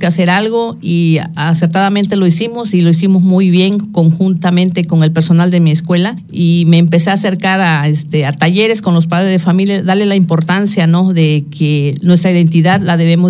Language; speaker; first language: Spanish; non-native, local second language; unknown